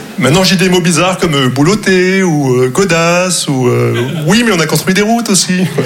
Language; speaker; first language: French; non-native, local second language; Arabic